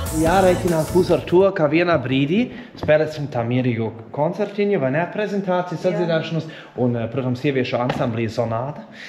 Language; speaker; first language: Latvian; non-native, fluent; German